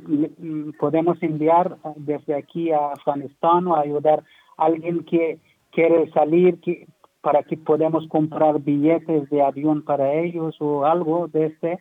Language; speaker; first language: Spanish; non-native, learner; Persian